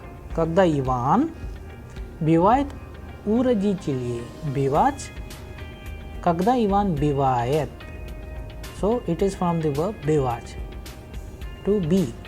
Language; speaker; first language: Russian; non-native, fluent; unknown